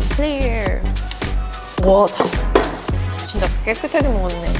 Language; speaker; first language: Korean; non-native, fluent; Swedish